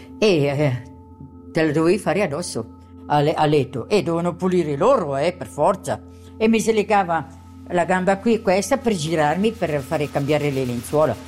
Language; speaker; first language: Italian; non-native, local second language; German